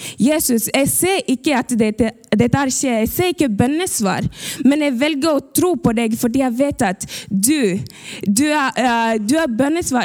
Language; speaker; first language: Norwegian; early bilingual, other home language; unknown